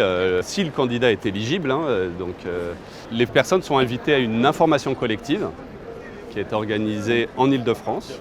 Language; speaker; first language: French; native; French